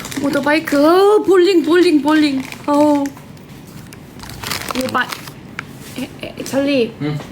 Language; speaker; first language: English; non-native, learner; Thai